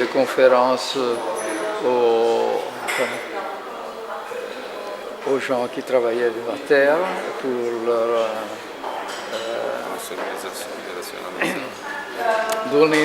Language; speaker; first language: French; non-native, fluent; Italian